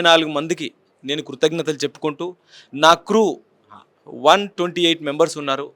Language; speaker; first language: Telugu; native; Telugu